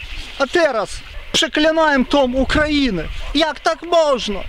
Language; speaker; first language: Polish; non-native, fluent; Ukrainian